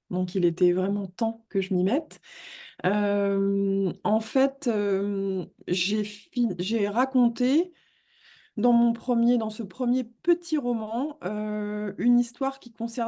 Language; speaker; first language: French; native; French